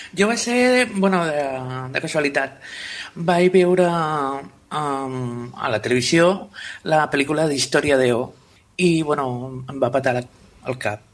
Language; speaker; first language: Catalan; non-native, local second language; Spanish